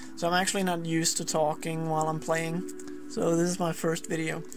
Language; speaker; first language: English; non-native, fluent; Danish